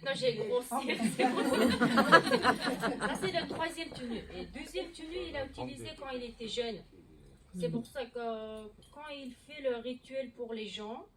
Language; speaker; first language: French; non-native, learner; Mongolian